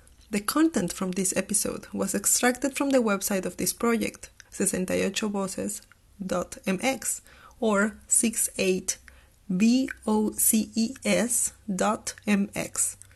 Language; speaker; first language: English; non-native, fluent; Spanish